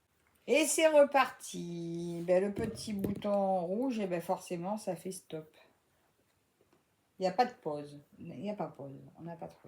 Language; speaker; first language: French; native; French